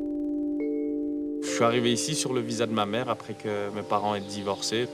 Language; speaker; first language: French; early bilingual, other home language; Lingala